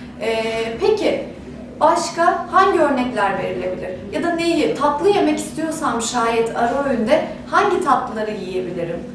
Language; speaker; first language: Turkish; native; Turkish